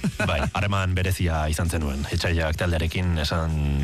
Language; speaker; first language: Basque; native; Basque